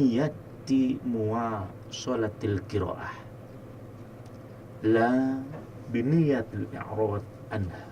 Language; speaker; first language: Arabic; non-native, fluent; Indonesian